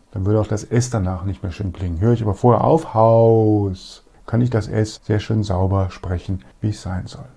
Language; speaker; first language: German; native; German